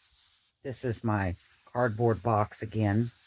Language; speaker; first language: English; native; English